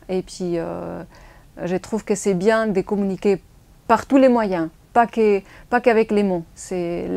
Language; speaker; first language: French; non-native, fluent; Spanish